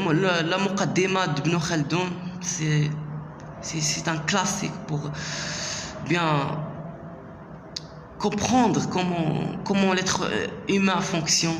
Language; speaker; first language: French; non-native, local second language; Arabic